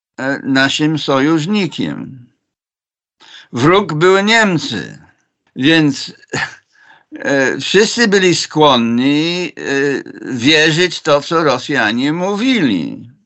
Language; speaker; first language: Polish; non-native, fluent; English